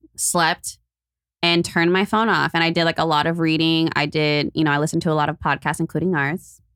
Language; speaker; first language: English; early bilingual, other home language; Filipino